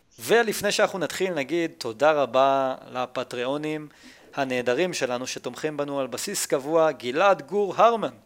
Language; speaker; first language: Hebrew; native; Hebrew